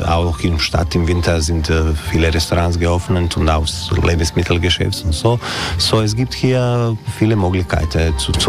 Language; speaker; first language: German; non-native, learner; Croatian